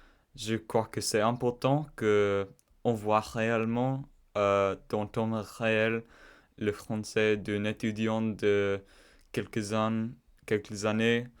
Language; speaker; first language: French; non-native, learner; English